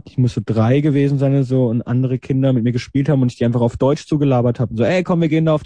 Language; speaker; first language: German; early bilingual, other home language; Hebrew